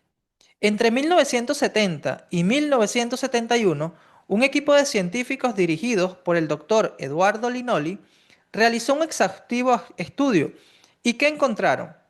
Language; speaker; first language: Spanish; native; Spanish